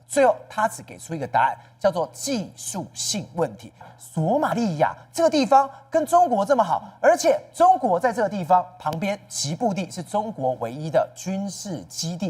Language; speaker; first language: Chinese; native; Chinese